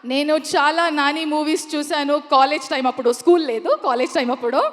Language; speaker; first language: Telugu; non-native, learner; Kannada